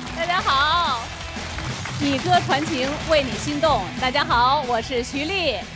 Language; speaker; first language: Chinese; native; Chinese